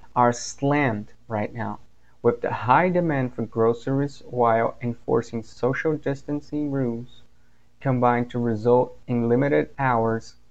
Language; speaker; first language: English; non-native, fluent; Portuguese